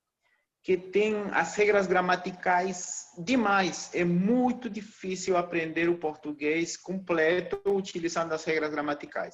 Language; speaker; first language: Portuguese; non-native, fluent; Spanish